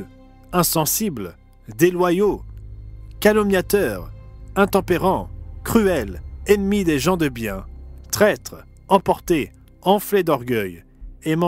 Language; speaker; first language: French; native; French